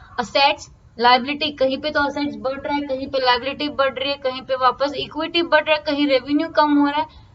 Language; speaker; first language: Hindi; non-native, local second language; Marathi